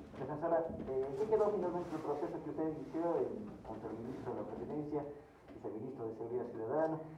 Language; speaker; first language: Spanish; native; Spanish